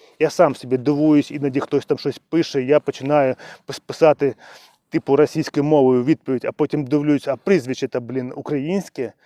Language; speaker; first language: Ukrainian; non-native, local second language; Russian